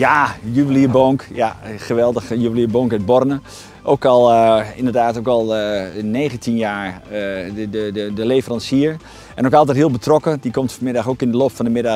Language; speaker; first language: Dutch; native; Dutch